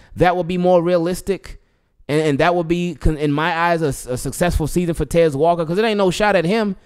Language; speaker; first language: English; native; English